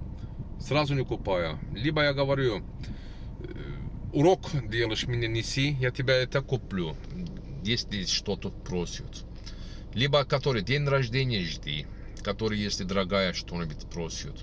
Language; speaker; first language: Russian; non-native, learner; Turkish